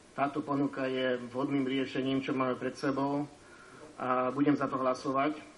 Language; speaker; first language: Slovak; non-native, local second language; Hungarian